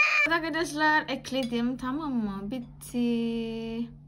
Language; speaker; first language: Turkish; non-native, learner; Indonesian